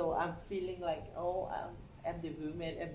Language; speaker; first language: English; non-native, learner; Thai